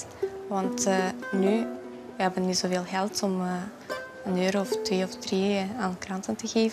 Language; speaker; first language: Dutch; non-native, fluent; French